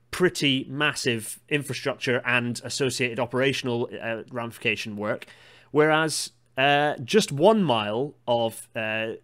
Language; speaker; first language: English; native; English